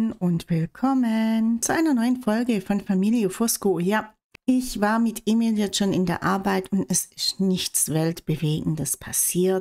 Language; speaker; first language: German; native; German